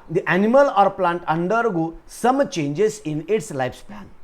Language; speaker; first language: English; non-native, local second language; Marathi